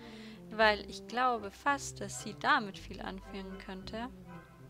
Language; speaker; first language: German; native; German